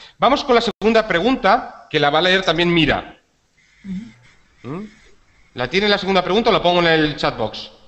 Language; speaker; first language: Spanish; native; Spanish